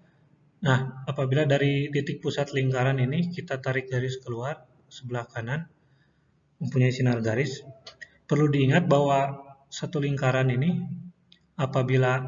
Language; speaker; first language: Indonesian; native; Indonesian